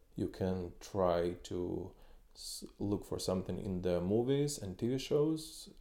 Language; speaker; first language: English; non-native, fluent; Ukrainian